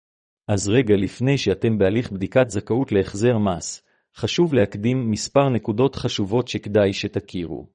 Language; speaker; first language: Hebrew; native; Hebrew